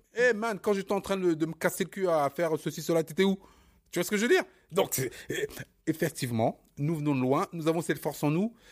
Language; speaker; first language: French; early bilingual, other home language; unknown